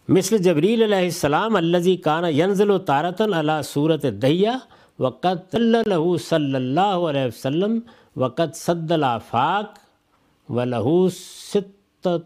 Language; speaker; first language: Urdu; non-native, local second language; Punjabi